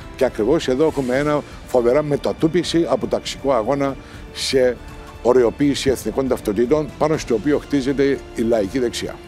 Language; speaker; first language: Greek; non-native, local second language; Turkish